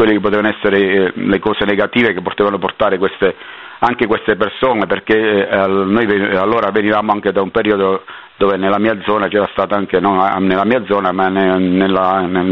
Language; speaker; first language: Italian; native; Italian